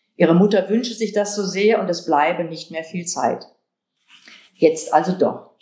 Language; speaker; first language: German; native; German